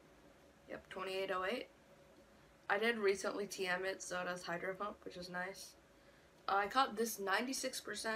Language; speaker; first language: English; native; English